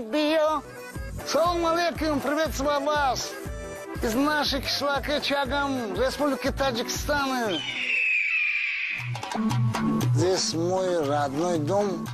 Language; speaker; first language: Russian; non-native, learner; Tajik